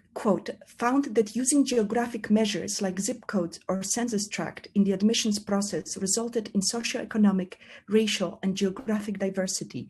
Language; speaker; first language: English; non-native, fluent; Polish